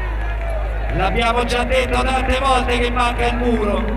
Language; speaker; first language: Italian; native; Italian